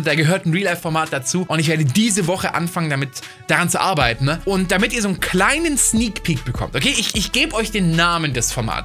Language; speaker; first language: German; native; German